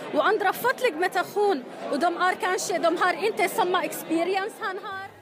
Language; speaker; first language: Swedish; non-native, learner; Arabic